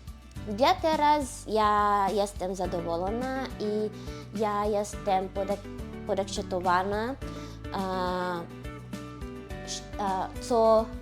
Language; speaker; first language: Polish; non-native, learner; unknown